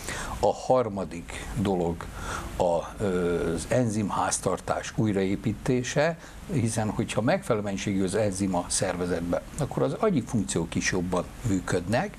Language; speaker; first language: Hungarian; native; Hungarian